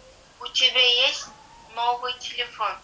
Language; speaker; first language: Russian; non-native, learner; Kyrgyz